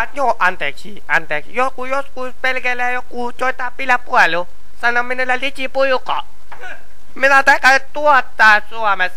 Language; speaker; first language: Finnish; non-native, learner; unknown